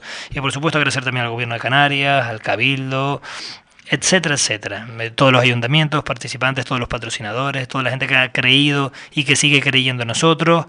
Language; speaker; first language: Spanish; native; Spanish